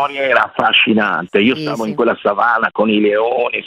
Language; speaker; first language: Italian; native; Italian